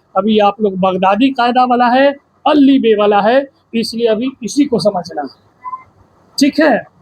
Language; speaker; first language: Hindi; native; Hindi